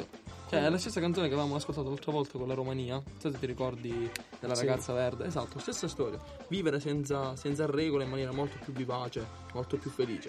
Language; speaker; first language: Italian; native; Italian